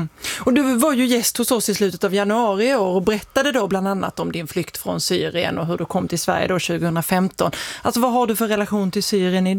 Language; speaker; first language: Swedish; native; Swedish